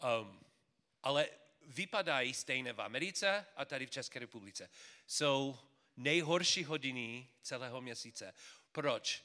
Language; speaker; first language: Czech; non-native, fluent; English